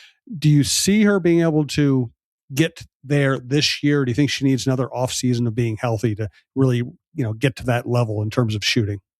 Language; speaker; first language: English; native; English